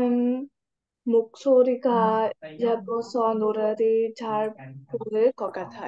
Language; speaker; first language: Korean; non-native, learner; Burmese